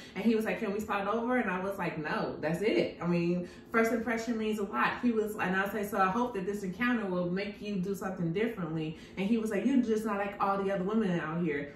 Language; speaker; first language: English; native; English